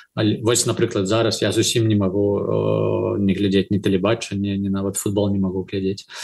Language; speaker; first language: Belarusian; non-native, local second language; Russian